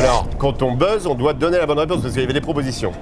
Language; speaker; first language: French; native; French